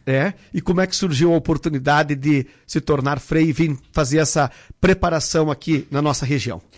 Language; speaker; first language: Portuguese; native; Portuguese